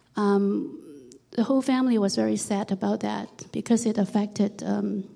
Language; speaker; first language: English; non-native, local second language; Cantonese